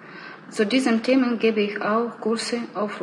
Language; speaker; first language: German; non-native, learner; Russian